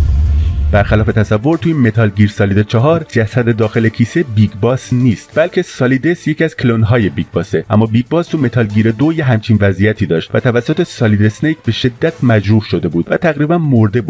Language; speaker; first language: Persian; native; Persian